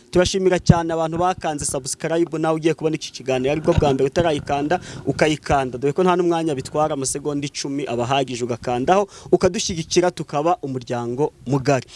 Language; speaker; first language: Kinyarwanda; native; Kinyarwanda